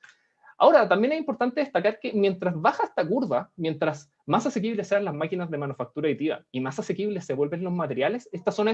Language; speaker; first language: Spanish; native; Spanish